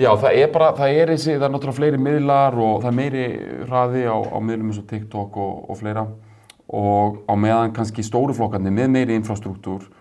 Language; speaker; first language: Icelandic; native; Icelandic